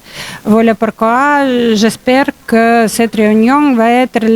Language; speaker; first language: French; non-native, learner; Russian